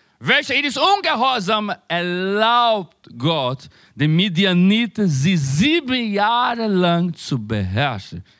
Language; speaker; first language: German; non-native, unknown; Spanish